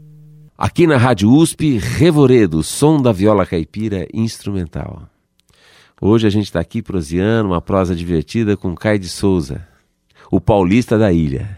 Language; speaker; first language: Portuguese; native; Portuguese